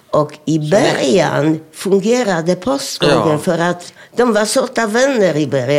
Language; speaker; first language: Swedish; non-native, fluent; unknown